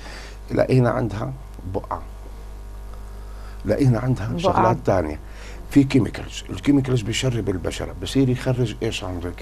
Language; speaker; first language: Arabic; native; Arabic